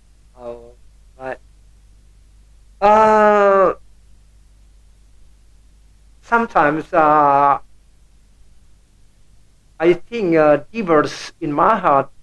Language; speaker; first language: English; non-native, learner; Indonesian